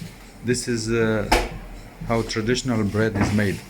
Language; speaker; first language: English; non-native, learner; Romanian